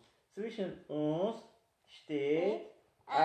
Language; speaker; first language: German; non-native, fluent; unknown